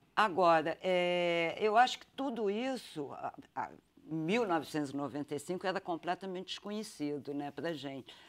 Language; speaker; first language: Portuguese; native; Portuguese